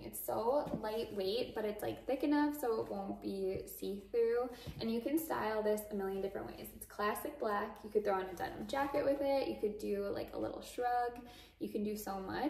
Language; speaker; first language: English; native; English